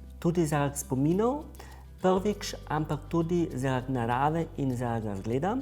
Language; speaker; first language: Slovenian; early bilingual, heritage; German